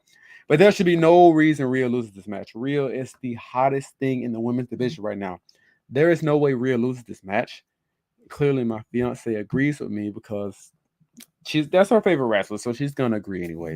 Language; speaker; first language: English; native; English